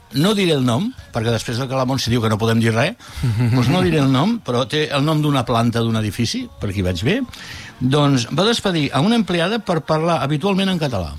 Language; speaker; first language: Catalan; non-native, local second language; Spanish